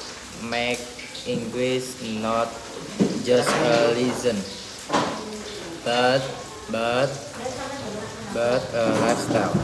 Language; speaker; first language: English; non-native, learner; Indonesian